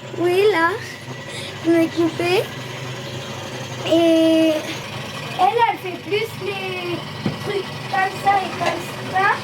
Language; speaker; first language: French; early bilingual, heritage; French